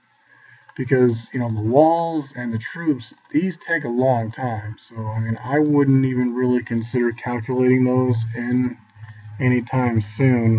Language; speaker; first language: English; native; English